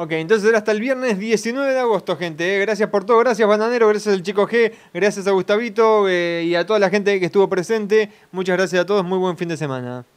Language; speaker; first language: Spanish; native; Spanish